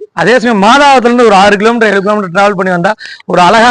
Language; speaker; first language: Tamil; native; Tamil